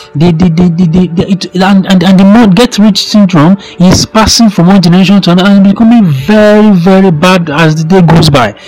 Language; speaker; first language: English; non-native, local second language; Yoruba